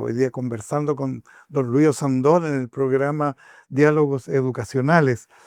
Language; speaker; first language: Spanish; native; Spanish